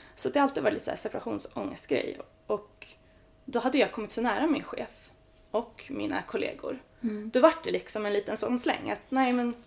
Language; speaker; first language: Swedish; early bilingual, other home language; Spanish